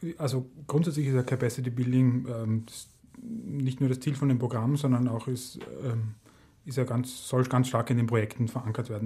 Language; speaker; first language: German; native; German